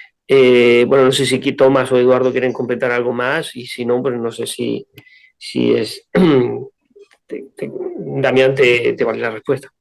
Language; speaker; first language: Spanish; native; Spanish